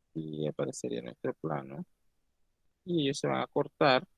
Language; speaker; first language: Spanish; native; Spanish